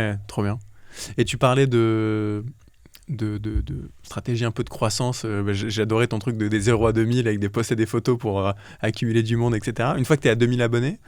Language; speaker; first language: French; native; French